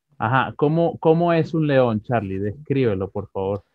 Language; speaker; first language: Spanish; native; Spanish